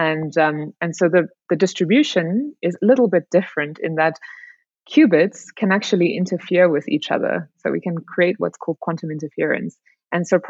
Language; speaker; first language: English; native; English